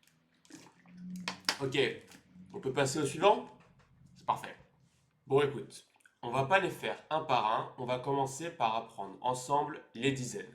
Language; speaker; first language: French; native; French